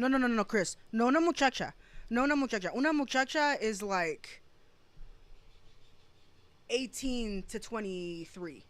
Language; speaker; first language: Spanish; early bilingual, heritage; Spanish